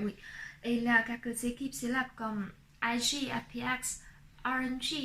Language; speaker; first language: French; non-native, fluent; Chinese